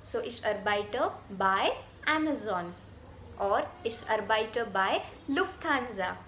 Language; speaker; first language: German; non-native, fluent; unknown